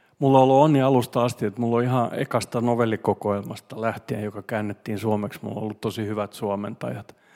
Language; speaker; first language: Finnish; non-native, local second language; Swedish